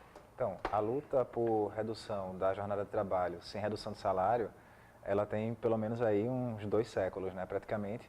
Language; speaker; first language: Portuguese; native; Portuguese